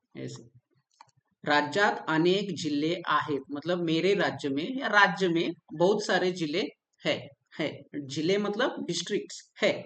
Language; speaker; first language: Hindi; non-native, local second language; Marathi